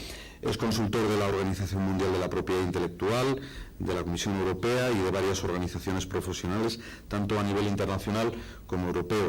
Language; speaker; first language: Spanish; native; Spanish